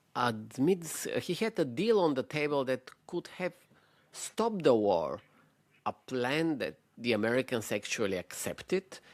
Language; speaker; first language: English; non-native, fluent; Bulgarian